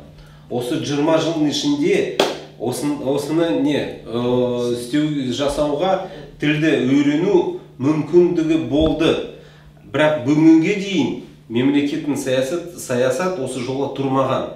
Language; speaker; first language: Kazakh; non-native, local second language; Russian